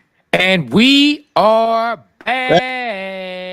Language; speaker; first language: English; native; English